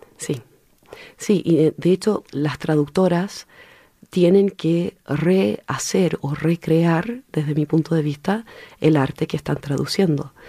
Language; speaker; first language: Spanish; early bilingual, heritage; Spanish